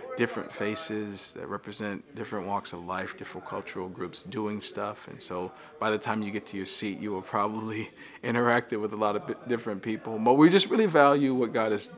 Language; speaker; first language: English; native; English